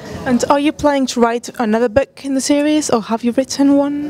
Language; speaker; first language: English; non-native, fluent; Spanish